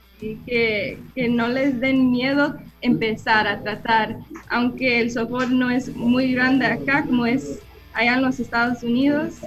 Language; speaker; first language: Spanish; early bilingual, heritage; English